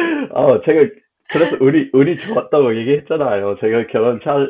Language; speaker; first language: Korean; non-native, fluent; English